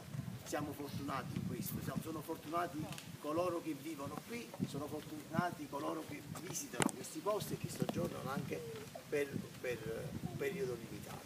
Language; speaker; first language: Italian; native; Italian